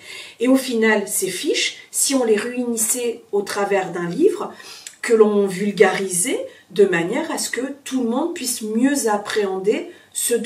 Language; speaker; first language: French; native; French